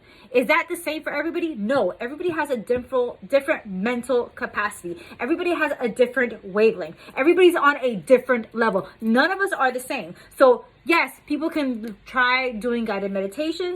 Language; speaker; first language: English; native; English